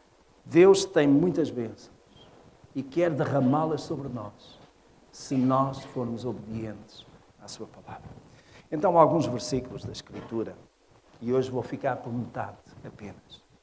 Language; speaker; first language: Portuguese; native; Portuguese